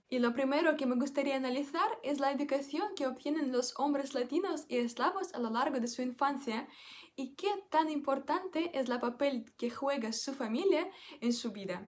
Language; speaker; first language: Spanish; non-native, fluent; Russian